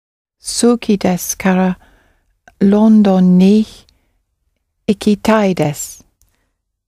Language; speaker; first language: Japanese; non-native, learner; English